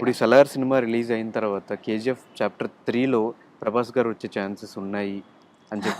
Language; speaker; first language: Telugu; native; Telugu